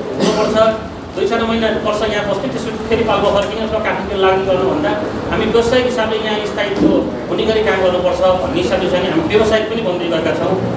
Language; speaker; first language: Nepali; native; Nepali